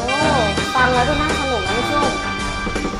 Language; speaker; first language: Thai; native; Thai